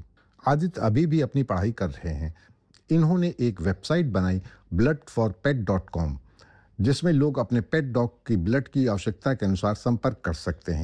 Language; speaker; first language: Hindi; native; Hindi